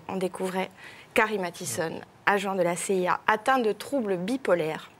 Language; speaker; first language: French; native; French